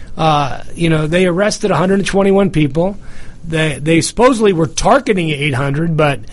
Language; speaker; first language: English; native; English